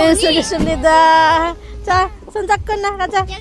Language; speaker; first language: Korean; non-native, learner; Filipino